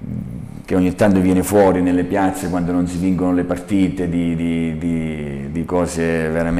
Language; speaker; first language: Italian; native; Italian